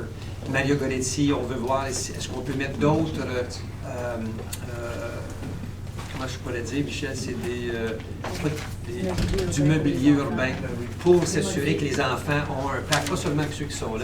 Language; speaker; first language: French; native; French